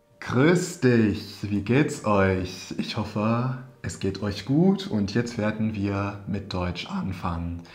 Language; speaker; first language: German; non-native, fluent; English